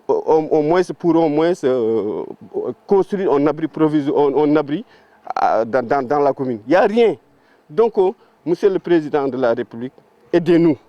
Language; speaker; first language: French; non-native, local second language; Fula